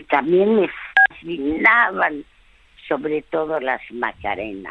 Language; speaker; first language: Spanish; early bilingual, other home language; French